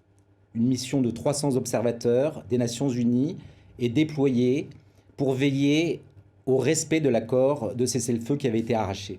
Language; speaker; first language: French; native; French